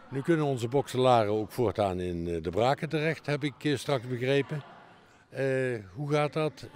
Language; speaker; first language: Dutch; native; Dutch